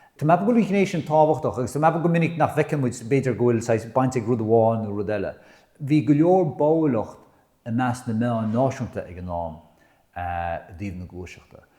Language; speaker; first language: Irish; native; Irish